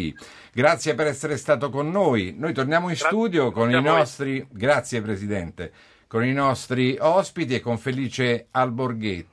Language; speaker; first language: Italian; native; Italian